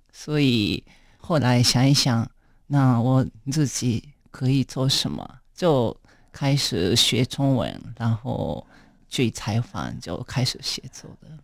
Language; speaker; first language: Chinese; non-native, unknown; Japanese